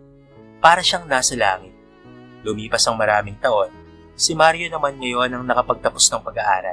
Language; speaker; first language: Filipino; native; Filipino